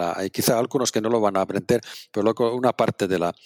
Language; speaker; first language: Spanish; non-native, fluent; Finnish